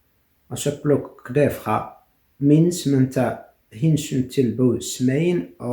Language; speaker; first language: Danish; non-native, fluent; French